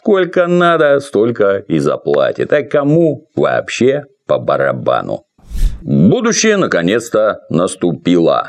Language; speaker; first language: Russian; native; Russian